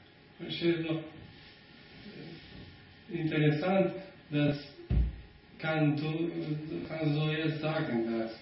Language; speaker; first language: German; non-native, learner; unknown